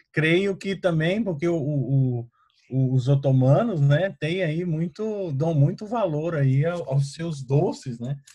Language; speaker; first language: Portuguese; native; Portuguese